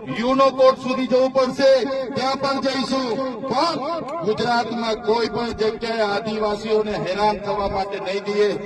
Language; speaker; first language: Gujarati; non-native, local second language; Vasavi